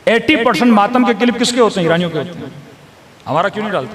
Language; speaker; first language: Urdu; native; Urdu